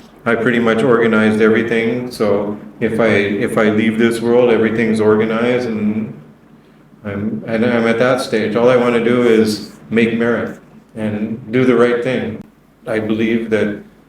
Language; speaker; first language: English; native; English